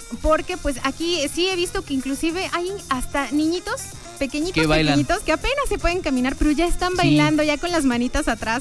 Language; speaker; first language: Spanish; native; Spanish